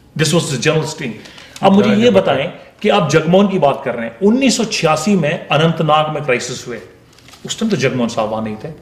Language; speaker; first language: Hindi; non-native, local second language; Kashmiri